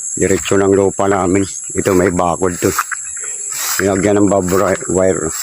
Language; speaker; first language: Filipino; non-native, local second language; Waray